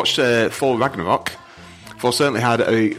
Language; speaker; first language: English; native; English